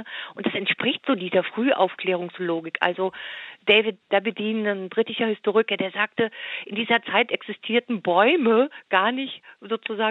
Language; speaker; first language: German; native; German